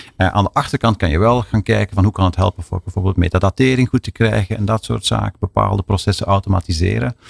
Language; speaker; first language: Dutch; native; Dutch